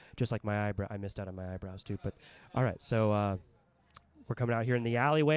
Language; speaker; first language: English; native; English